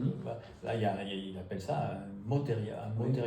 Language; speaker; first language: French; native; French